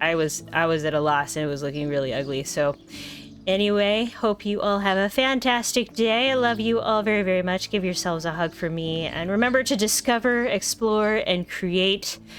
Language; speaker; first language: English; native; English